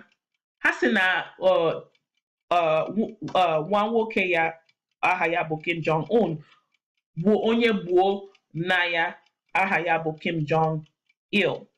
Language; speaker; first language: Igbo; non-native, learner; English